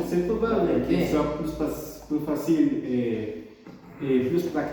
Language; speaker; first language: French; non-native, learner; Spanish